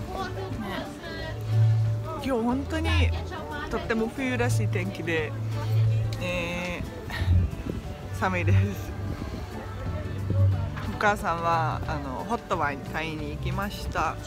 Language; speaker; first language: Japanese; non-native, fluent; Hungarian